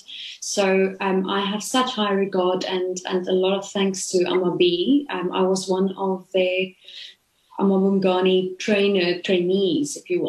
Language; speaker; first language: English; non-native, local second language; Afrikaans